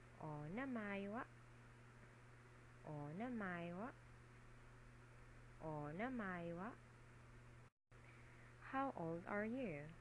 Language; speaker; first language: Japanese; non-native, learner; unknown